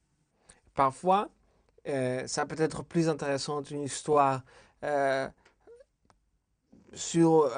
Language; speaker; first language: French; non-native, fluent; Spanish